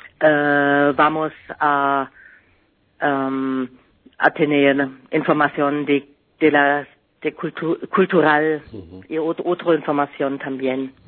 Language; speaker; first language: Spanish; non-native, learner; German